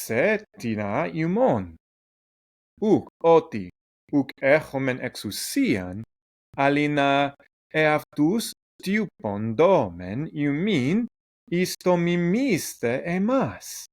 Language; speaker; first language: Greek; non-native, fluent; English